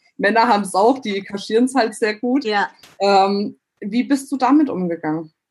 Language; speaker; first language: German; native; German